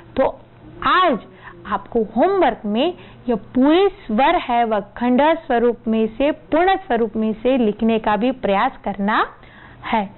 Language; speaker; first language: Hindi; non-native, local second language; Gujarati